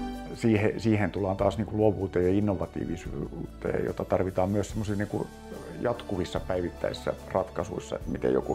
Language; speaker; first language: Finnish; native; Finnish